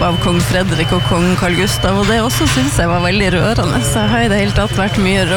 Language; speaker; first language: Norwegian; native; Norwegian